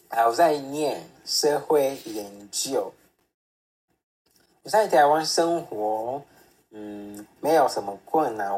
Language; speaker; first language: Chinese; non-native, fluent; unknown